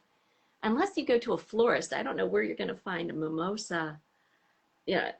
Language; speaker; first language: English; native; English